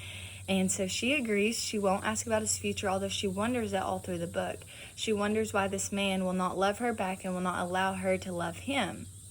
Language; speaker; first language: English; native; English